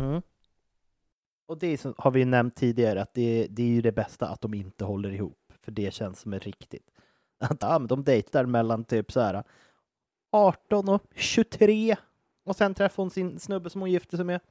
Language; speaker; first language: Swedish; native; Swedish